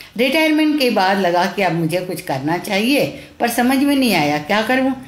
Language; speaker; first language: Hindi; non-native, local second language; Tamil